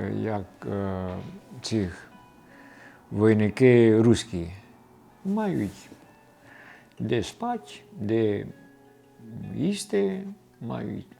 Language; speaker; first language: Ukrainian; early bilingual, heritage; Ukrainian